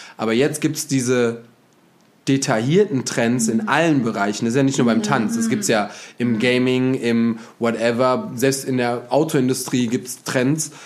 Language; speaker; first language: German; native; German